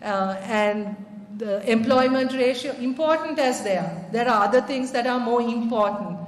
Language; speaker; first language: English; non-native, local second language; Sinhala